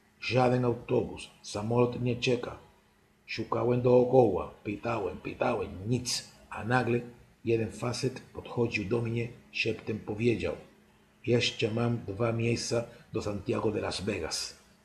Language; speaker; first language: Polish; non-native, fluent; Spanish